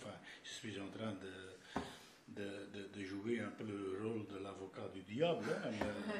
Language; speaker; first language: French; non-native, fluent; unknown